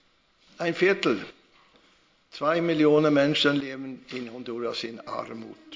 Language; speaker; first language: German; non-native, fluent; Swedish